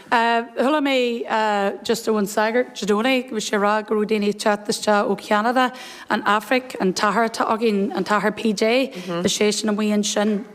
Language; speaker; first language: Irish; non-native, local second language; English